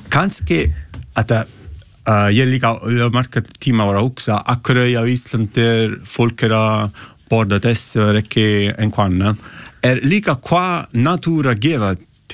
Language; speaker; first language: Icelandic; non-native, learner; Italian